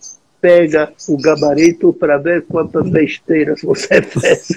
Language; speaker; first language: Portuguese; non-native, fluent; Czech